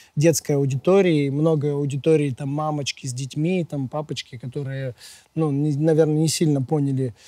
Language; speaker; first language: Russian; native; Russian